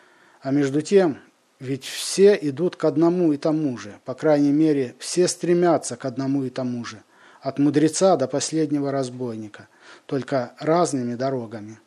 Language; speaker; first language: Russian; native; Russian